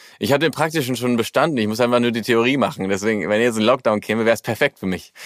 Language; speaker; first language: German; early bilingual, heritage; German